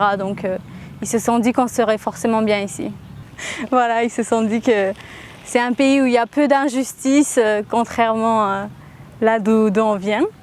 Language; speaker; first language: French; early bilingual, other home language; Armenian